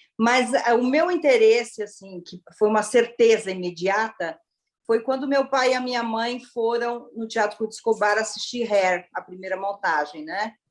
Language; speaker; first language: Portuguese; early bilingual, other home language; Italian